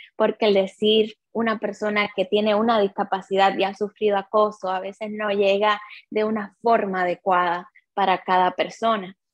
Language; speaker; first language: Spanish; native; Spanish